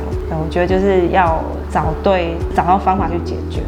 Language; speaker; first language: Chinese; native; Chinese